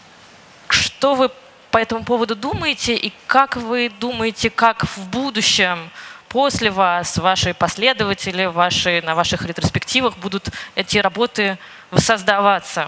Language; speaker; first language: Russian; native; Russian